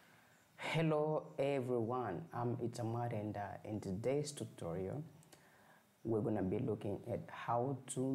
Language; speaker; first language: English; non-native, fluent; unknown